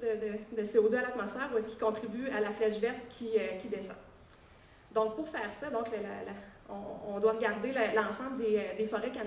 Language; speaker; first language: French; native; French